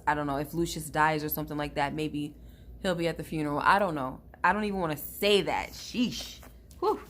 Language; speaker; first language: English; native; English